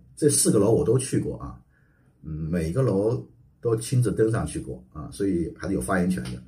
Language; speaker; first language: Chinese; native; Chinese